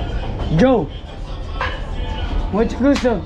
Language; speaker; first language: Spanish; non-native, learner; Filipino